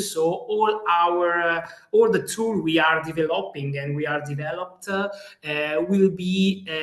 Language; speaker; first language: English; non-native, fluent; Italian